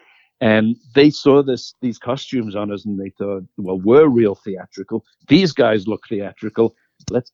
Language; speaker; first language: English; native; English